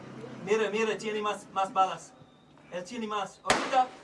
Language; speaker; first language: Spanish; non-native, learner; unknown